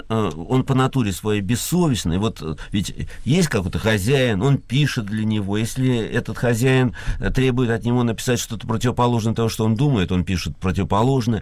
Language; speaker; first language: Russian; native; Russian